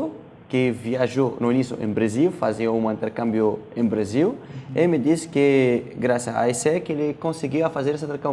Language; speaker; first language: Portuguese; non-native, learner; Arabic